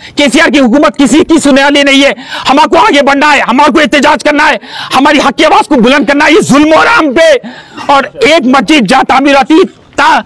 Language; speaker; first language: Hindi; non-native, local second language; Urdu